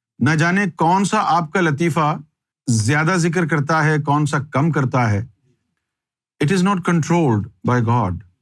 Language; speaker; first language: Urdu; native; Urdu